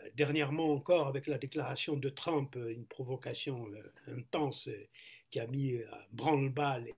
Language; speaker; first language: French; non-native, local second language; Arabic